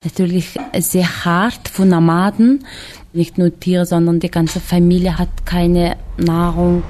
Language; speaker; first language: German; non-native, fluent; Mongolian